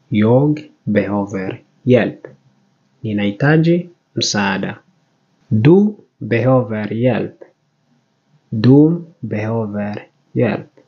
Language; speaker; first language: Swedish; non-native, fluent; Swahili